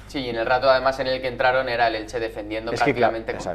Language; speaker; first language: Spanish; native; Spanish